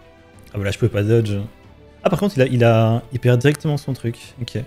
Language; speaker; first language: French; native; French